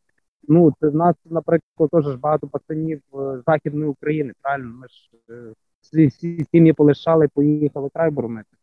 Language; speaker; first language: Ukrainian; native; Ukrainian